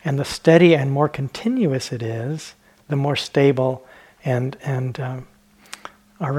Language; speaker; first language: English; native; English